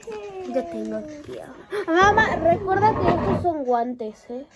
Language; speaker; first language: Spanish; early bilingual, other home language; Filipino